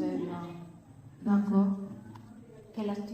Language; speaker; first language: French; non-native, fluent; Spanish